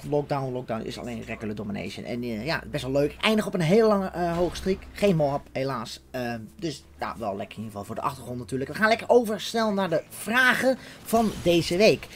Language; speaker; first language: Dutch; native; Dutch